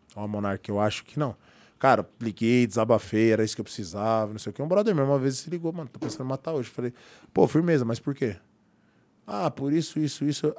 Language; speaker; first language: Portuguese; native; Portuguese